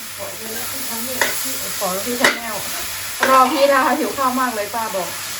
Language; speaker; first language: Thai; non-native, local second language; Karen languages